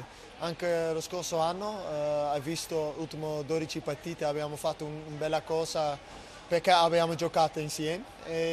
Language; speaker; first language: Italian; non-native, learner; Dutch